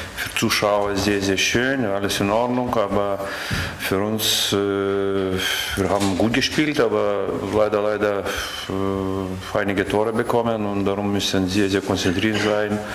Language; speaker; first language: German; non-native, learner; Lithuanian